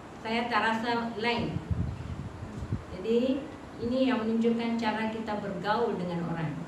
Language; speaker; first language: Malay; non-native, local second language; Tamil